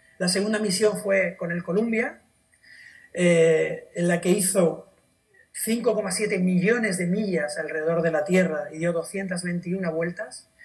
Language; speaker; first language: Spanish; native; Spanish